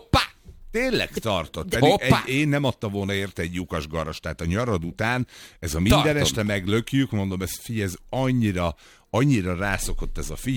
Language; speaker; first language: Hungarian; native; Hungarian